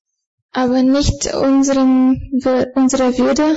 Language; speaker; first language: German; non-native, fluent; Bulgarian